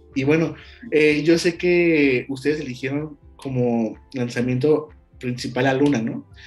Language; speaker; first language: Spanish; native; Spanish